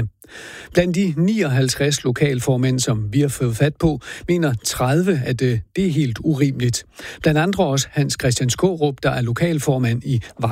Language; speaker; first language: Danish; native; Danish